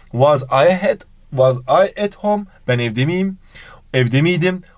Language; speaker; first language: English; non-native, fluent; Turkish